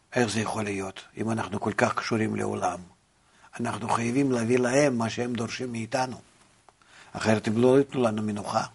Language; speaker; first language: Hebrew; non-native, fluent; Russian